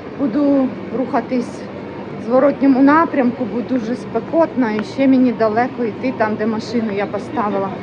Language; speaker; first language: Ukrainian; non-native, local second language; Russian